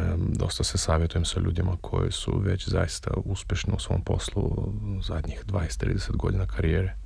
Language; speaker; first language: Serbian; non-native, fluent; Russian